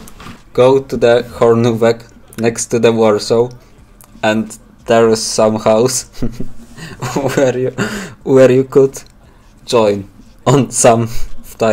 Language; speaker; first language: English; non-native, learner; Polish